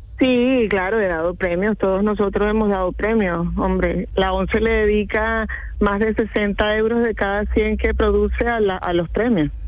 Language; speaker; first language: Spanish; native; Spanish